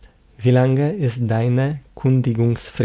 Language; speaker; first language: German; non-native, fluent; Polish